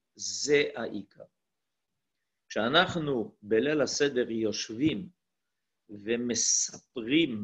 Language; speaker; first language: Hebrew; non-native, fluent; French